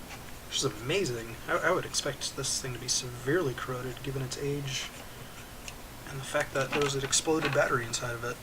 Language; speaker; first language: English; native; English